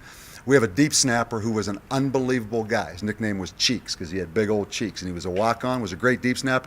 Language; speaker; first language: English; native; English